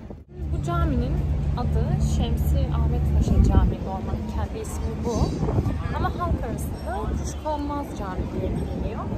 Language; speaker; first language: Turkish; native; Turkish